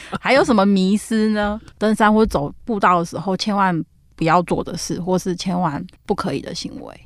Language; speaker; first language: Chinese; native; Chinese